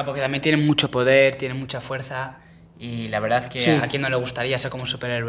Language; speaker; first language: Spanish; native; Spanish